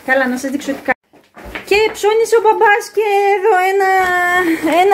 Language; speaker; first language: Greek; native; Greek